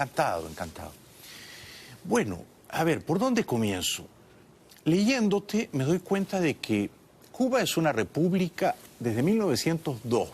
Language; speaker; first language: Spanish; native; Spanish